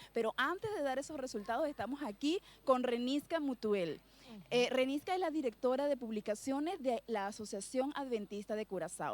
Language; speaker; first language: Spanish; native; Spanish